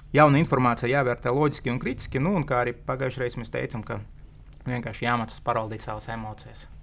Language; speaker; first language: Latvian; non-native, local second language; Russian